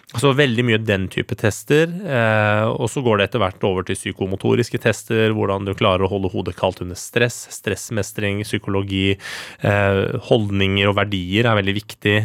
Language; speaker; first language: Norwegian; early bilingual, other home language; Persian